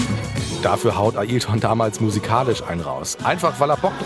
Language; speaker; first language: German; native; German